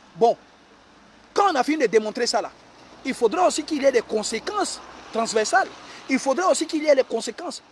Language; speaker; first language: French; native; French